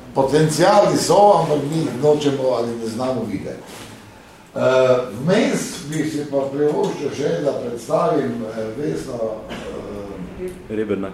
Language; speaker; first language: Slovenian; native; Slovenian